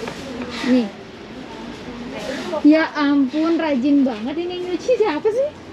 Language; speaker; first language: Indonesian; native; Indonesian